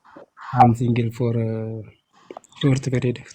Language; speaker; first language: English; non-native, learner; Amharic